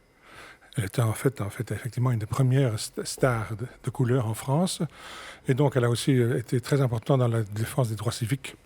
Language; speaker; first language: French; native; French